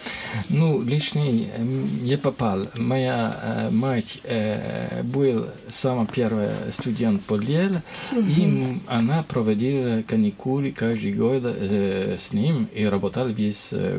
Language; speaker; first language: Russian; non-native, learner; French